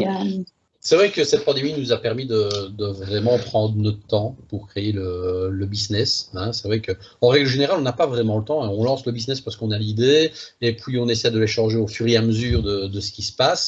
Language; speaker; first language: French; native; French